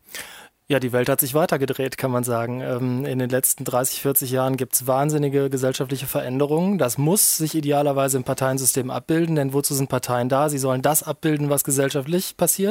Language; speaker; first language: German; native; German